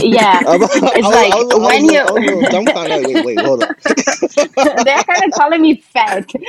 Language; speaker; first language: English; non-native, fluent; Portuguese